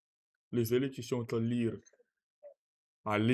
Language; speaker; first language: French; non-native, learner; Russian